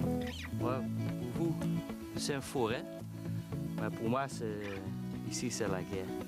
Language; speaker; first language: French; non-native, learner; Dutch